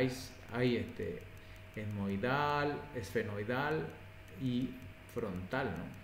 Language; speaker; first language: Spanish; native; Spanish